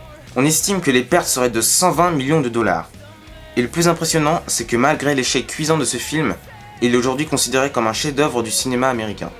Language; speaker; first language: French; native; French